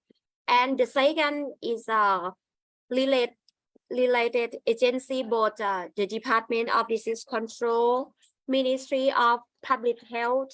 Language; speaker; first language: English; non-native, learner; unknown